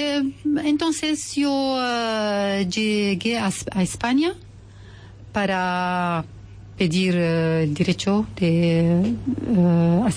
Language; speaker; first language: Spanish; non-native, learner; Arabic